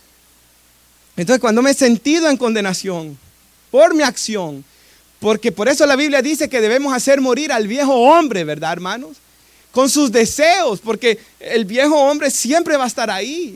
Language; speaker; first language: Spanish; native; Spanish